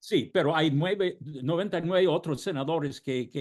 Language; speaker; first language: Spanish; non-native, fluent; English